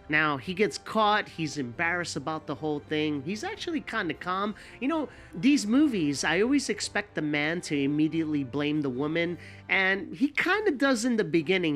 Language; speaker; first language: English; native; English